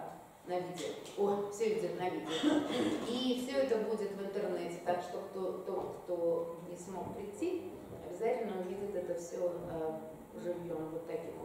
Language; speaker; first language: Russian; native; Russian